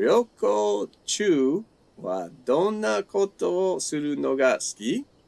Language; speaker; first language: Japanese; non-native, fluent; English